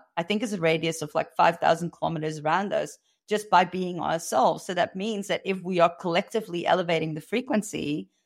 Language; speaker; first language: English; non-native, fluent; Dutch